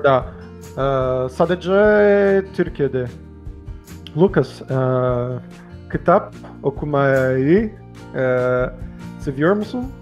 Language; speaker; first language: Turkish; non-native, learner; Portuguese